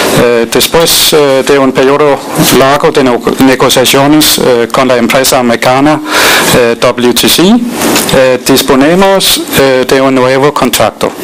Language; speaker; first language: Spanish; non-native, learner; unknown